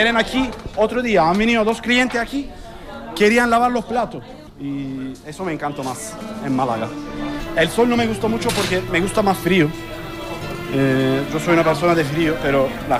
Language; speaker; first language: Spanish; non-native, learner; Turkish